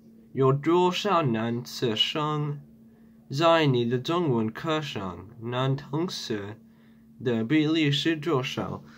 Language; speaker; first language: Chinese; non-native, learner; English